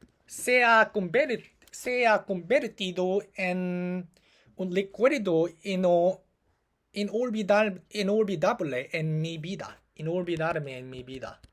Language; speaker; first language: Spanish; non-native, learner; Korean